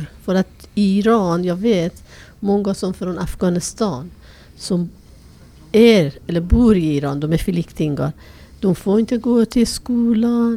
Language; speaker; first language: Swedish; non-native, fluent; Persian